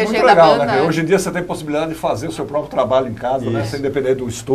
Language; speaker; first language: Portuguese; native; Portuguese